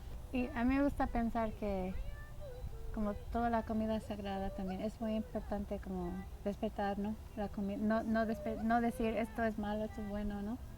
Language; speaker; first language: Spanish; early bilingual, heritage; Spanish